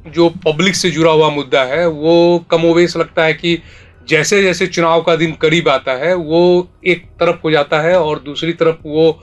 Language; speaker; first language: Hindi; native; Hindi